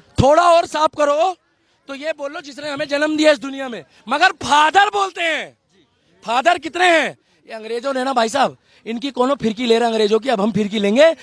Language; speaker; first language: Hindi; native; Hindi